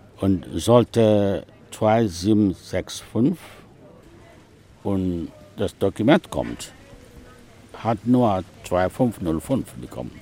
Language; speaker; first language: German; non-native, fluent; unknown